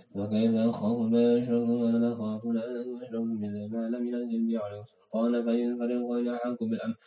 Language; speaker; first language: Arabic; non-native, learner; Indonesian